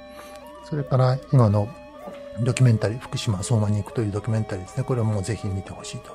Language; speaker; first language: Japanese; native; Japanese